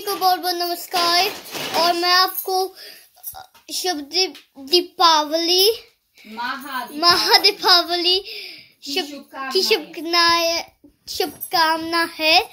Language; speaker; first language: Hindi; early bilingual, heritage; Hindi